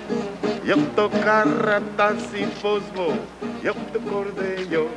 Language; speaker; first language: Greek; non-native, learner; English